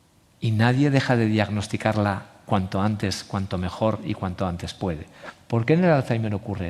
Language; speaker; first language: Spanish; native; Spanish